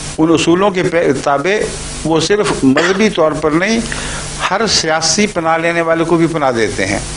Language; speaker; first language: Urdu; native; Urdu